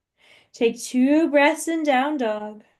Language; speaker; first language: English; native; English